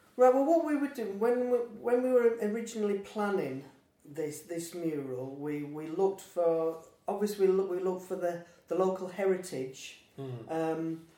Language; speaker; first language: English; native; English